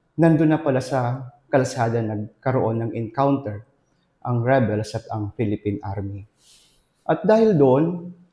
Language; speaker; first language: Filipino; non-native, local second language; Bikol